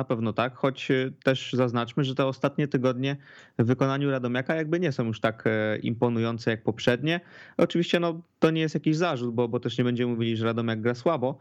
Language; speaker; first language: Polish; native; Polish